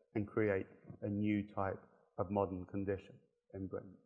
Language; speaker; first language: English; native; English